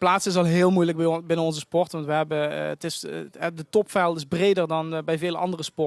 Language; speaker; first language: Dutch; native; Dutch